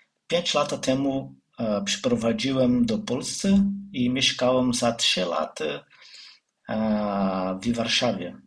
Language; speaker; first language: Polish; non-native, learner; Portuguese